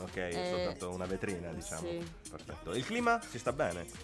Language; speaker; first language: Italian; native; Italian